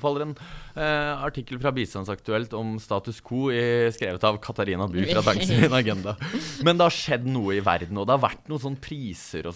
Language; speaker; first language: Norwegian; native; Norwegian